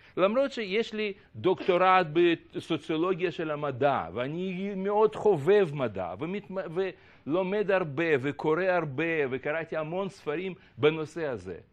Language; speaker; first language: Hebrew; non-native, fluent; Russian